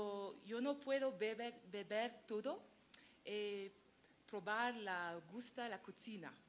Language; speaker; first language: Spanish; non-native, learner; French